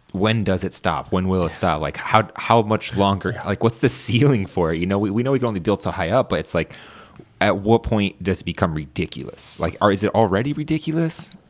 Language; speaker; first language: English; native; English